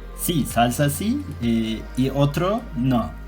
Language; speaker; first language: Spanish; non-native, learner; Turkish